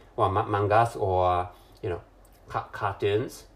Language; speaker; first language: English; non-native, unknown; Japanese